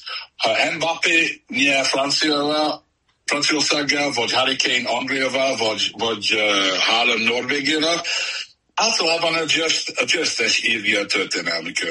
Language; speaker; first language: Hungarian; early bilingual, heritage; Hungarian